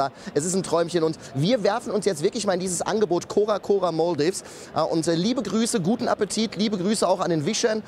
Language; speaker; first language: German; native; German